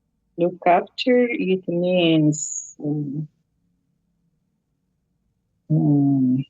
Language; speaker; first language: English; non-native, learner; Spanish